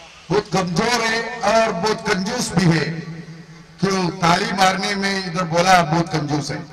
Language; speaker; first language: Hindi; non-native, local second language; Malayalam